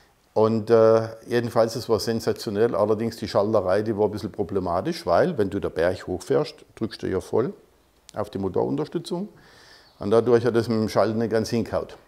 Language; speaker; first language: German; native; German